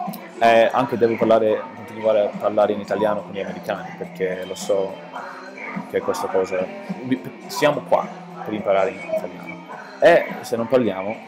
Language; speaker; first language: Italian; non-native, learner; English